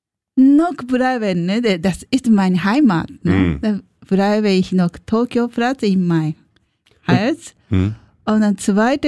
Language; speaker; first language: German; non-native, learner; Japanese